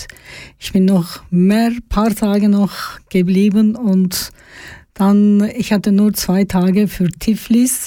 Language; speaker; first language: German; non-native, learner; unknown